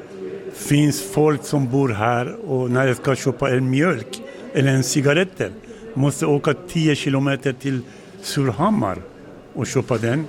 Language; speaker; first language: Swedish; non-native, learner; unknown